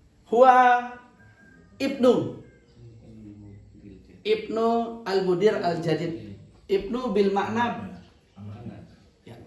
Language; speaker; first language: Arabic; non-native, fluent; Indonesian